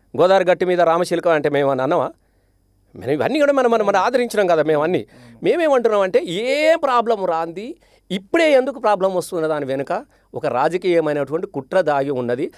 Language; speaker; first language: Telugu; native; Telugu